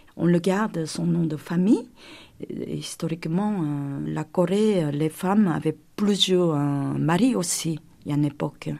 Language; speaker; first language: French; non-native, fluent; Korean